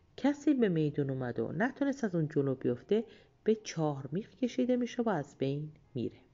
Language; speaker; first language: Persian; native; Persian